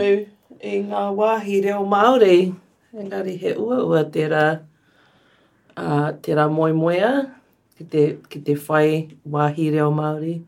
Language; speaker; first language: Māori; non-native, local second language; English